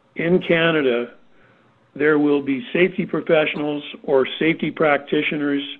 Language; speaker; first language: English; native; English